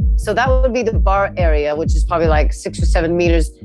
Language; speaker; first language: English; native; English